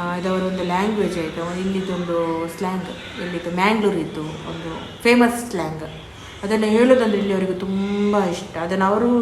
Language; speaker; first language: Kannada; non-native, local second language; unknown